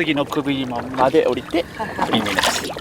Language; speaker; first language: Japanese; native; Japanese